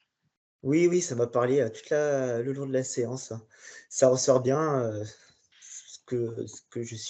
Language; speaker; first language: French; native; French